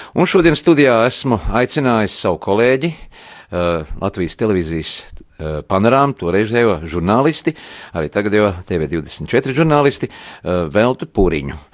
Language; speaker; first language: Latvian; native; Latvian